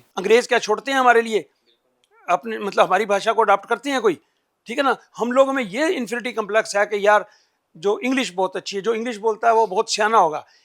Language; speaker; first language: Hindi; non-native, local second language; Punjabi